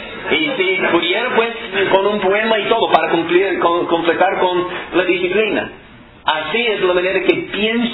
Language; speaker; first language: Spanish; non-native, fluent; English